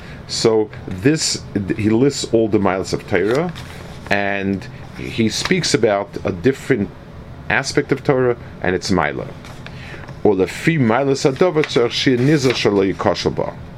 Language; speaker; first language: English; native; English